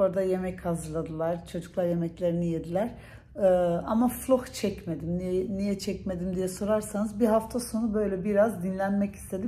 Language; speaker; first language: Turkish; early bilingual, heritage; Turkish